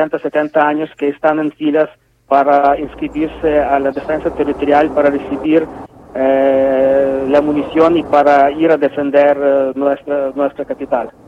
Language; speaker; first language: Spanish; non-native, fluent; Ukrainian